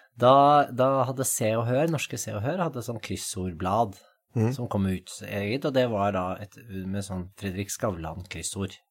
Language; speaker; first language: Norwegian; native; Norwegian